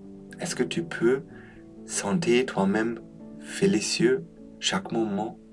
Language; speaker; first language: French; non-native, learner; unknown